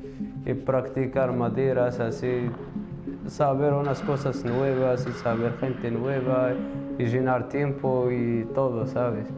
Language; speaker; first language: Spanish; non-native, learner; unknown